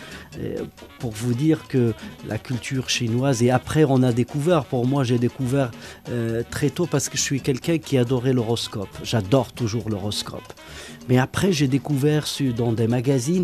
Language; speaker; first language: French; non-native, local second language; Arabic